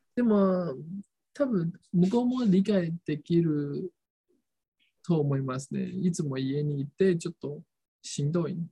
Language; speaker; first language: Japanese; non-native, learner; Chinese